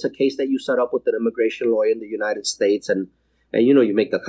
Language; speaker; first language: English; native; English